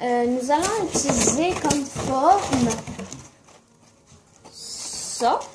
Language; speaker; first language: French; native; French